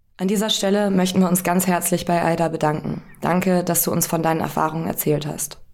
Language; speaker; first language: German; native; German